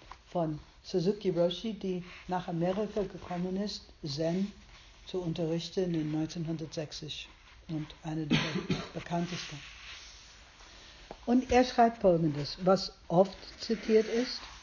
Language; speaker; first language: German; non-native, fluent; English